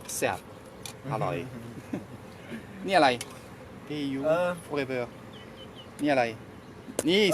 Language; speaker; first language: Thai; non-native, learner; French